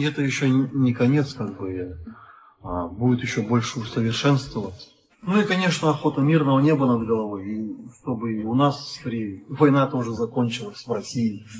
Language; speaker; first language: Russian; native; Russian